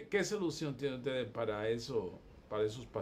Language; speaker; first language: Spanish; native; Spanish